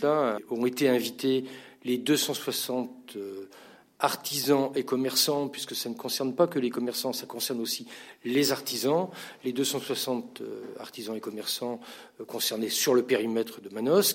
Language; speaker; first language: French; native; French